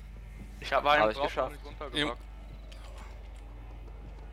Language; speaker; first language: German; native; German